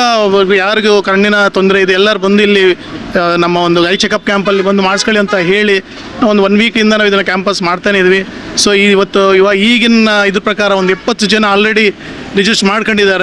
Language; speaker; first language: Kannada; native; Kannada